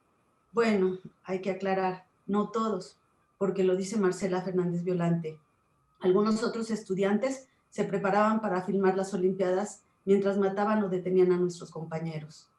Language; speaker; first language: Spanish; native; Spanish